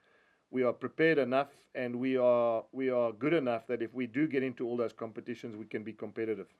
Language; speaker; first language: English; native; English